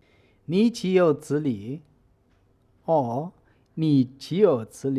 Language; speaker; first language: Chinese; native; Chinese